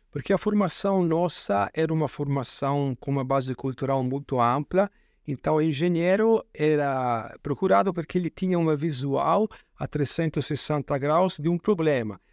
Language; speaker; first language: Portuguese; non-native, fluent; Italian